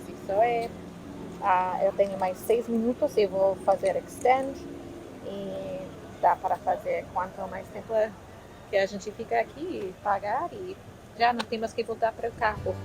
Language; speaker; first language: Portuguese; non-native, fluent; English